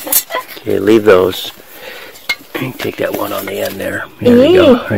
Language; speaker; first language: English; native; English